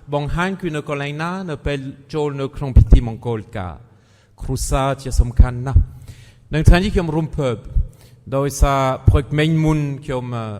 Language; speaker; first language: Khmer; non-native, fluent; French